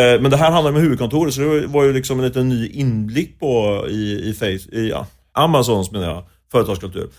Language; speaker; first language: Swedish; native; Swedish